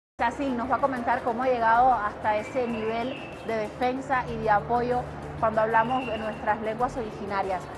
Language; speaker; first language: Spanish; native; Spanish